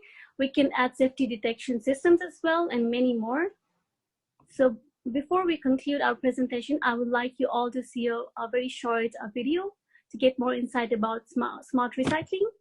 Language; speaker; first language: English; non-native, fluent; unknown